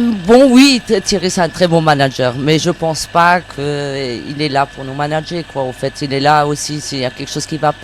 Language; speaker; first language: French; native; French